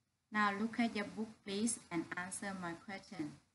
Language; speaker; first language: English; non-native, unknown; Vietnamese